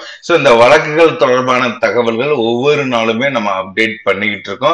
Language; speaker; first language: Tamil; native; Tamil